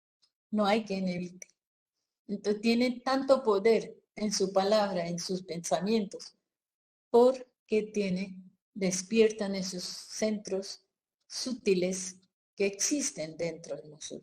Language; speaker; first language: Spanish; non-native, fluent; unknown